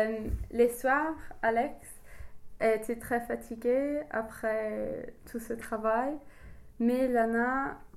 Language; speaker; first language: French; non-native, learner; English